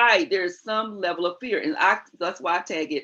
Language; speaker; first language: English; native; English